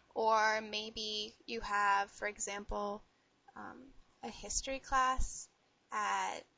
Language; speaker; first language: English; native; English